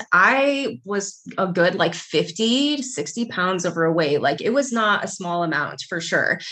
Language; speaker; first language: English; native; English